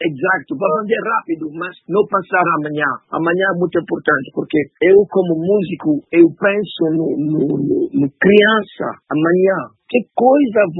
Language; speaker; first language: Portuguese; non-native, learner; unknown